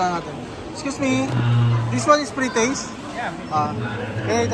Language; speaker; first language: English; non-native, local second language; Filipino